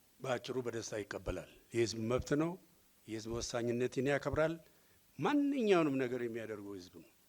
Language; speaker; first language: Amharic; non-native, local second language; Oromo